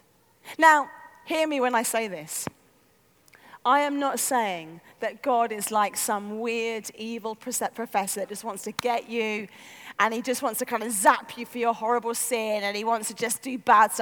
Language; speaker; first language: English; native; English